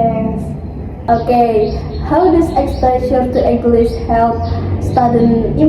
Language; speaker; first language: English; non-native, learner; Indonesian